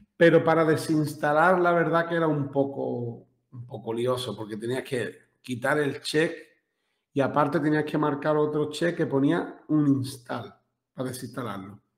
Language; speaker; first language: Spanish; native; Spanish